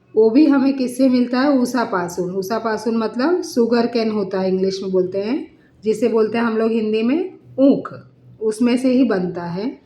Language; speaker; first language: Hindi; non-native, local second language; Marathi